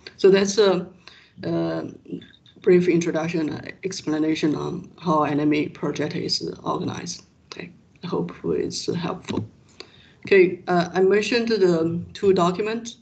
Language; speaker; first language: English; non-native, fluent; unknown